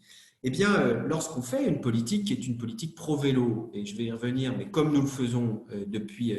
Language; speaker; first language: French; native; French